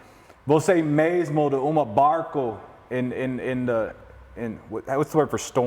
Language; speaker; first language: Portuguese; non-native, learner; English